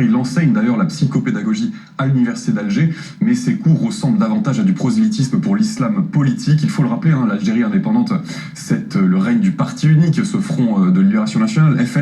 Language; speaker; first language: French; native; French